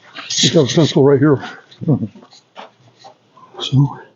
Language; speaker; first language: English; native; English